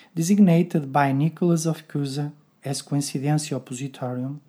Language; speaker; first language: English; non-native, fluent; Portuguese